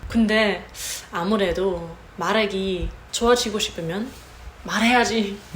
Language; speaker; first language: Korean; non-native, learner; German